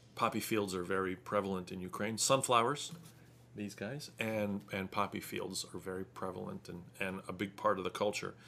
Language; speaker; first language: English; early bilingual, other home language; Ukrainian